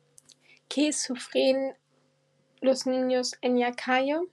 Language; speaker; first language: Spanish; non-native, learner; German